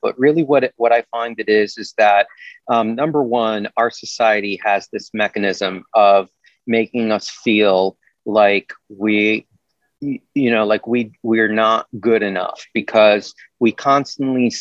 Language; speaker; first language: English; native; English